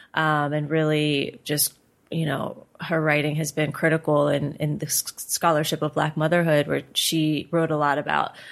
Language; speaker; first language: English; native; English